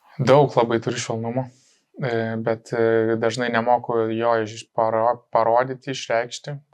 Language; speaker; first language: Lithuanian; native; Lithuanian